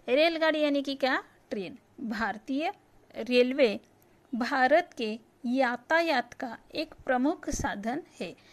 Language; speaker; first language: Hindi; non-native, local second language; Marathi